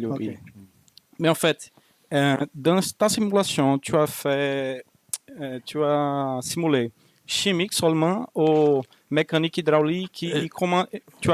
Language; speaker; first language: French; non-native, learner; Portuguese